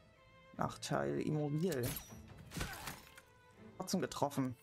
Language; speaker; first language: German; native; German